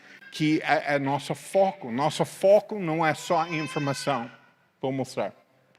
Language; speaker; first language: Portuguese; non-native, fluent; English